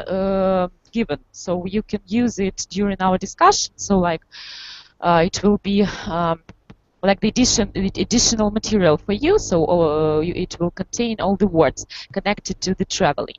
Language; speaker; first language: English; non-native, fluent; Russian